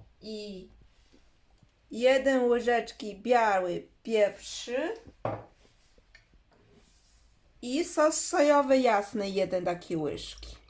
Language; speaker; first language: Polish; non-native, learner; Chinese